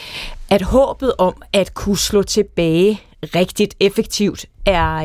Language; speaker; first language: Danish; native; Danish